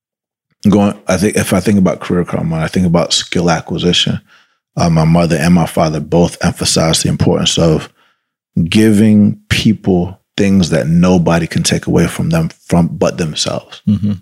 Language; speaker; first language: English; early bilingual, other home language; Spanish